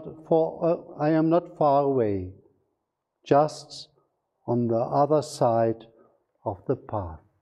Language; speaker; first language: English; non-native, fluent; German